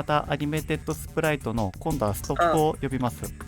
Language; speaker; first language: Japanese; native; Japanese